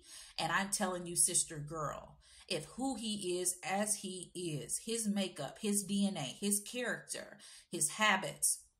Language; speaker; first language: English; native; English